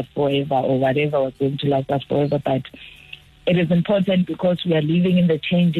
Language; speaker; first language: English; non-native, local second language; Zulu